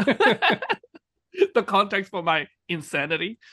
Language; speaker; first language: English; non-native, fluent; Burmese